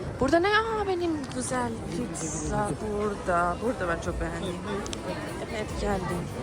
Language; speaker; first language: Turkish; non-native, learner; Persian